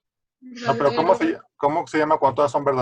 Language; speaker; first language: Spanish; native; Spanish